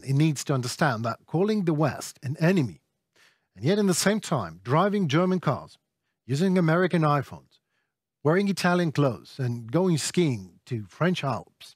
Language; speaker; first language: English; non-native, fluent; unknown